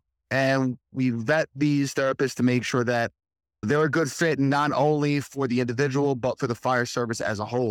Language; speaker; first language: English; native; English